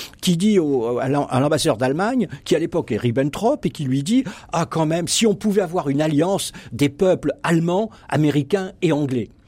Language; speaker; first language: French; native; French